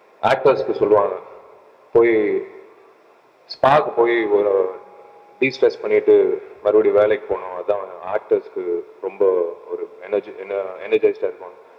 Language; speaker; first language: Tamil; native; Tamil